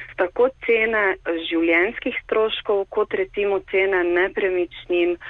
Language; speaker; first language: Slovenian; native; Slovenian